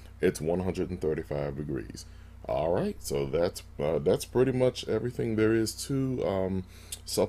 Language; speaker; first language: English; native; English